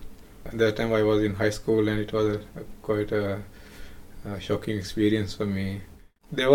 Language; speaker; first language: English; non-native, local second language; Punjabi